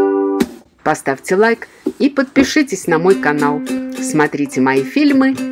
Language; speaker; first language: Russian; native; Russian